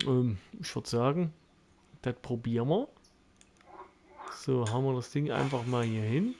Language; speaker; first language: German; native; German